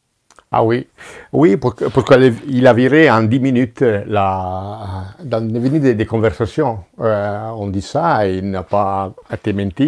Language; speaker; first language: French; non-native, fluent; Italian